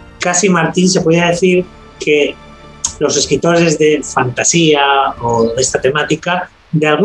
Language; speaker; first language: Spanish; native; Spanish